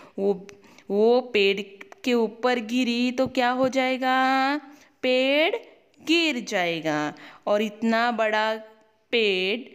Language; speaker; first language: Hindi; non-native, local second language; Marathi